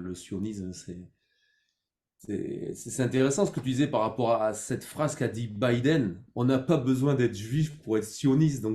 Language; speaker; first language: French; native; French